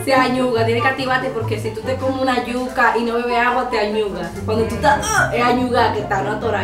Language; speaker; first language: Spanish; native; Spanish